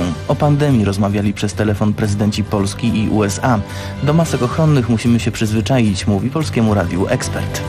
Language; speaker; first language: Polish; native; Polish